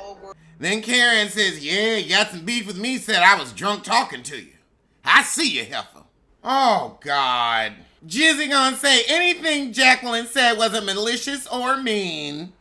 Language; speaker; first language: English; native; English